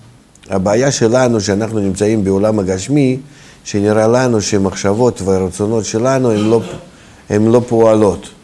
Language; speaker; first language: Hebrew; non-native, fluent; Russian